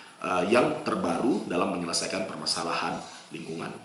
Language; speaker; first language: Indonesian; native; Indonesian